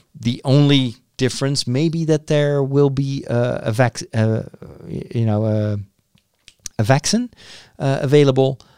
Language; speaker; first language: English; non-native, fluent; Dutch